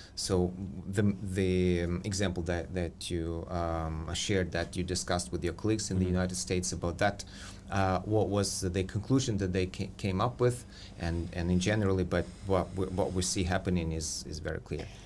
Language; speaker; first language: English; non-native, fluent; Ukrainian